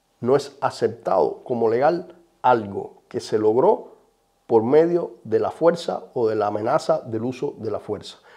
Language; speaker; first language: Spanish; native; Spanish